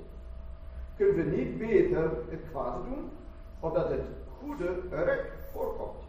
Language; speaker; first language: Dutch; non-native, fluent; German